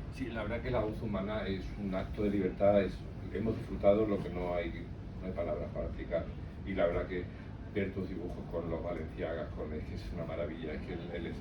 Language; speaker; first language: Spanish; native; Spanish